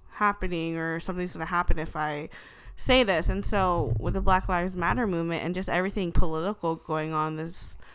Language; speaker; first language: English; early bilingual, other home language; Filipino